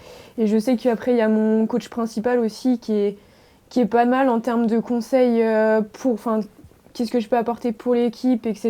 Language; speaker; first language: French; native; French